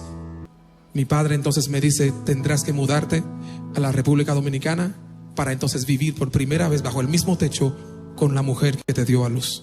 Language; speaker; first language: Spanish; non-native, fluent; Haitian Creole